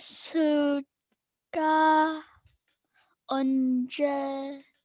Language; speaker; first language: Korean; non-native, learner; English